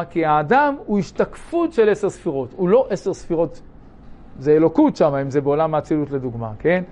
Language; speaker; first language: Hebrew; native; Hebrew